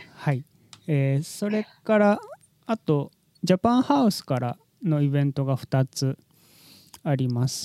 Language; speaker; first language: Japanese; native; Japanese